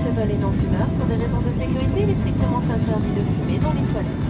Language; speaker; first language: French; native; French